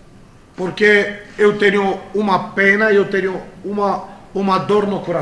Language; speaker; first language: Portuguese; non-native, fluent; Romanian